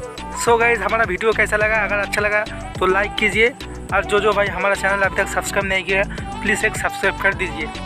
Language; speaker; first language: Hindi; non-native, local second language; Bangla